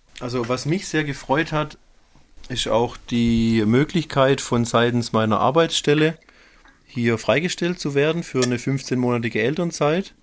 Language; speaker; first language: German; native; German